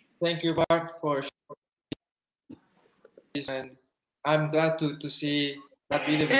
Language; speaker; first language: English; non-native, fluent; Spanish